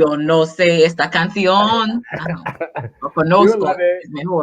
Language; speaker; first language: Spanish; non-native, fluent; English